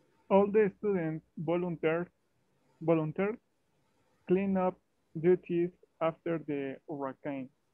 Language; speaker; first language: English; non-native, learner; Spanish